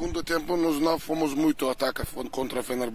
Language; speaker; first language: Portuguese; non-native, learner; Turkish